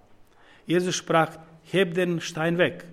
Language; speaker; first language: German; non-native, fluent; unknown